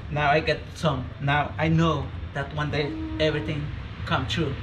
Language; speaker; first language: English; non-native, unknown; Spanish